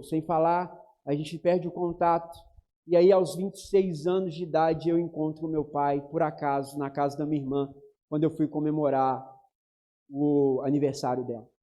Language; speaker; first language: Portuguese; native; Portuguese